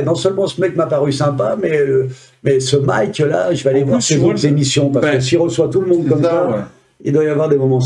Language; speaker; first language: French; native; French